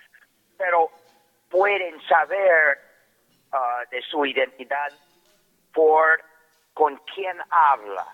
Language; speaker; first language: Spanish; non-native, fluent; English